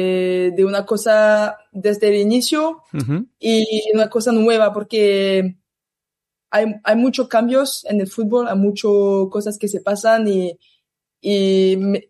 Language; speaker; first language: Spanish; non-native, learner; French